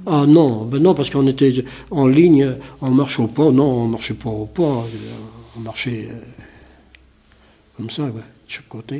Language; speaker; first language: French; native; French